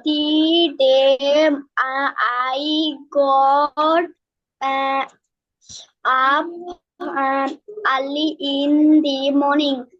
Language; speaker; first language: English; non-native, learner; Bangla